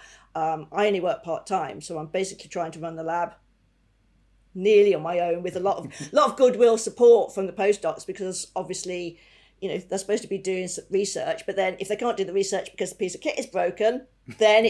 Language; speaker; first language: English; native; English